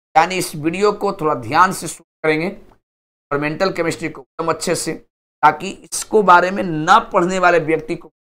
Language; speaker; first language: Hindi; native; Hindi